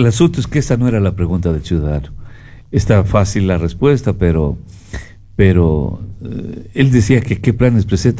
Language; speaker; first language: Spanish; native; Spanish